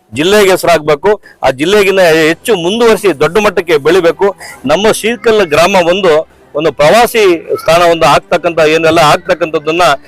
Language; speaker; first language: Kannada; native; Kannada